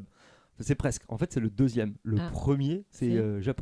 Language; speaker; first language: French; native; French